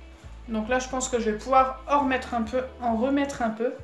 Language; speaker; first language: French; native; French